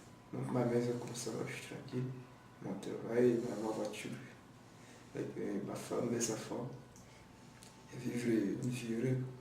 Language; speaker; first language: French; non-native, local second language; Comorian